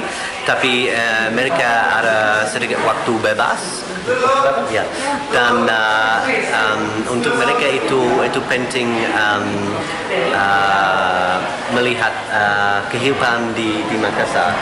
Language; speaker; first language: Indonesian; non-native, fluent; English